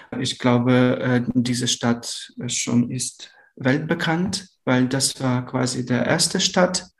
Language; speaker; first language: German; non-native, learner; Ukrainian